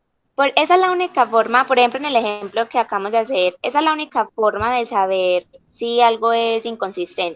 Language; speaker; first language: Spanish; native; Spanish